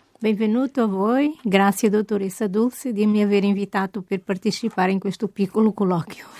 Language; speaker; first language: Italian; non-native, fluent; Portuguese